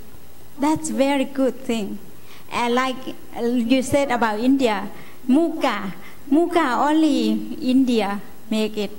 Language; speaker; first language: English; non-native, learner; Lao